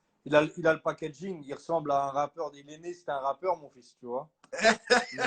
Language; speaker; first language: French; native; French